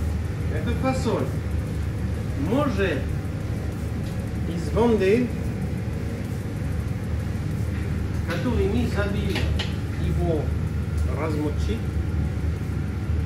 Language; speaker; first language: Russian; non-native, learner; French